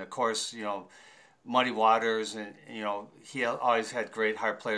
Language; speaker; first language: English; native; English